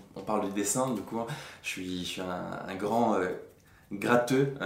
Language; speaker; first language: French; native; French